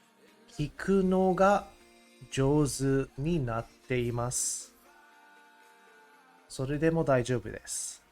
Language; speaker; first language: Japanese; non-native, learner; English